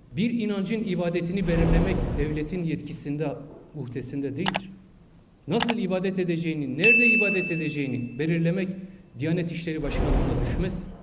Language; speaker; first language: Turkish; non-native, local second language; Kurdish